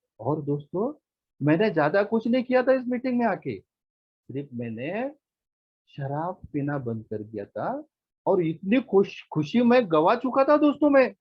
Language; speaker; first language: Hindi; non-native, local second language; Marathi